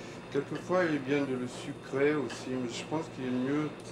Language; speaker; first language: French; native; French